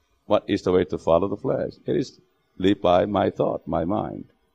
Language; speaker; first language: English; non-native, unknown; Korean